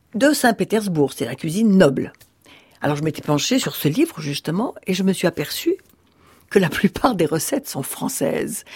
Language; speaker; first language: French; early bilingual, other home language; Russian